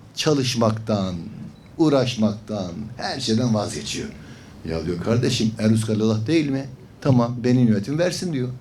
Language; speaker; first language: Turkish; native; Turkish